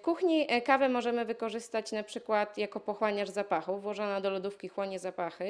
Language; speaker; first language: Polish; native; Polish